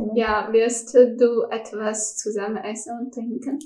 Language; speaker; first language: German; non-native, learner; Chinese